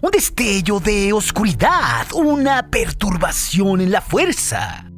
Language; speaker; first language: Spanish; native; Spanish